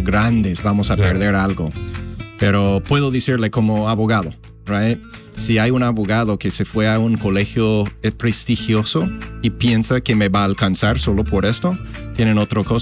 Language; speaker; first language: Spanish; non-native, fluent; English